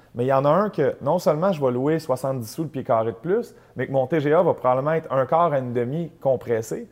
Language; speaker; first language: French; native; French